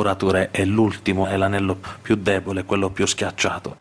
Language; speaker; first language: Italian; native; Italian